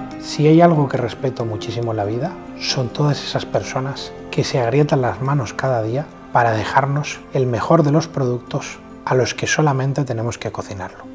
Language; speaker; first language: Spanish; native; Spanish